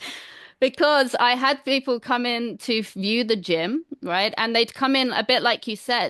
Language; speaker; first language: English; native; English